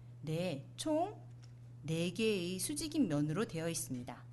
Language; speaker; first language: Korean; native; Korean